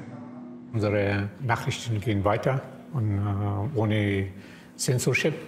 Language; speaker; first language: German; non-native, fluent; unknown